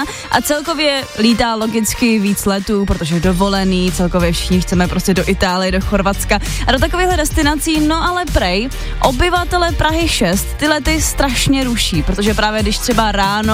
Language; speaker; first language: Czech; native; Czech